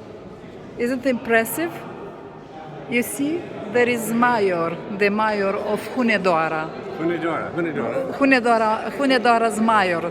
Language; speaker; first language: English; non-native, learner; Romanian